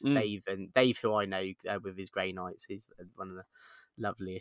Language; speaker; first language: English; native; English